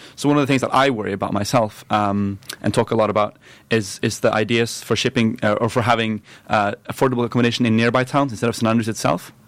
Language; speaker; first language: English; non-native, fluent; Norwegian